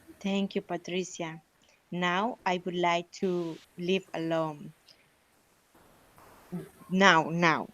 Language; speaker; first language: English; non-native, learner; Spanish